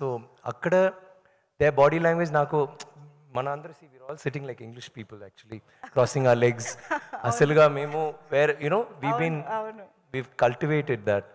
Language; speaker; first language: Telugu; non-native, learner; Tamil